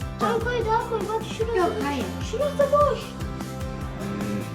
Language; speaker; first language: Turkish; early bilingual, heritage; Turkish